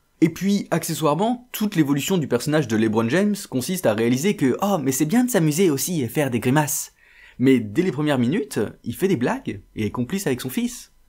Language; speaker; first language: French; native; French